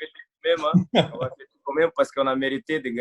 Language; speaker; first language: French; non-native, fluent; Portuguese